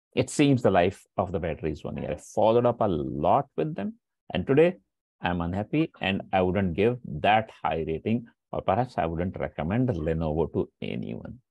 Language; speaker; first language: English; non-native, local second language; Hindi